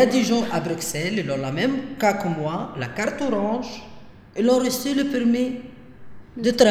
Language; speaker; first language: French; non-native, local second language; Arabic